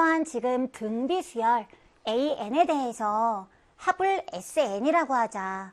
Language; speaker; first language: Korean; native; Korean